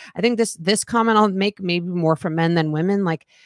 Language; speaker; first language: English; native; English